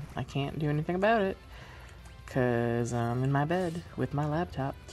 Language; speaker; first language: English; native; English